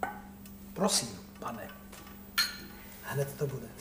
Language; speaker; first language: Czech; non-native, local second language; Slovak